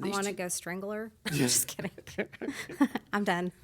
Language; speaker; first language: English; native; English